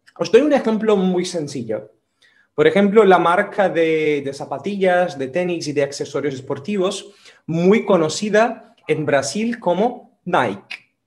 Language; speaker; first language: Spanish; non-native, fluent; Portuguese